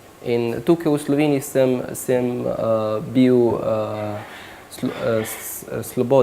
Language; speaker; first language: Slovenian; non-native, fluent; Arabic